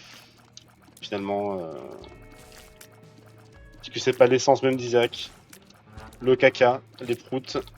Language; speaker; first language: French; native; French